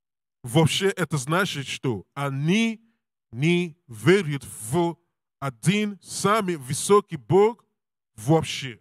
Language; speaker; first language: Russian; non-native, learner; English